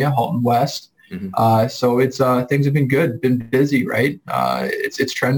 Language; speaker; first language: English; native; English